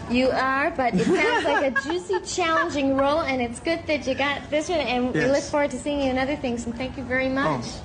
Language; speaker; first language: English; native; English